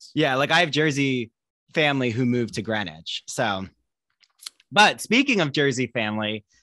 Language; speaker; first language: English; native; English